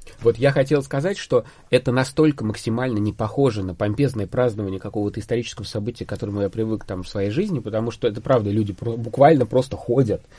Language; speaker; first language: Russian; native; Russian